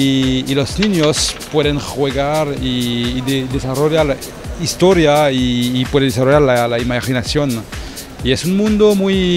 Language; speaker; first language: Spanish; non-native, fluent; French